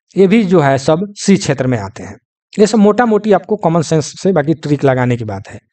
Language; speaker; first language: Hindi; native; Hindi